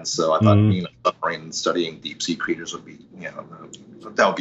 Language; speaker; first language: English; native; English